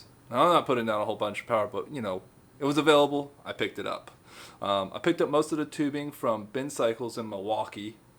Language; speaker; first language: English; native; English